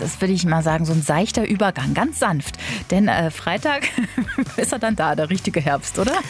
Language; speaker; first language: German; native; German